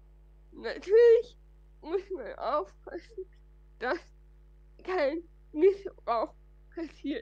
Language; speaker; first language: German; non-native, fluent; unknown